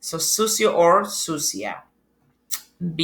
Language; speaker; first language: Spanish; non-native, fluent; English